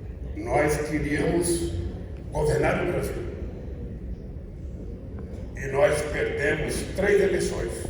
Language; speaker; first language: Portuguese; native; Portuguese